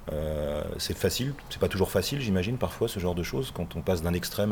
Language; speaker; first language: French; native; French